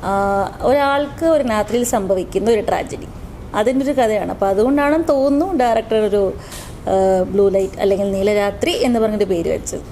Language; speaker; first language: Malayalam; native; Malayalam